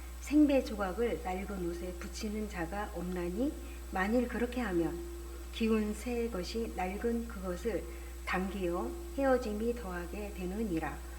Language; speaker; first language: Korean; native; Korean